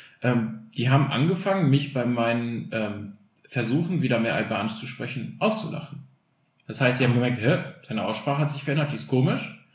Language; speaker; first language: German; early bilingual, other home language; Albanian